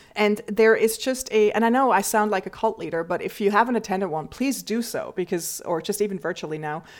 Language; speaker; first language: English; non-native, fluent; German